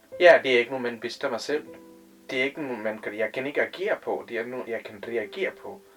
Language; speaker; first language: Danish; non-native, fluent; Tamil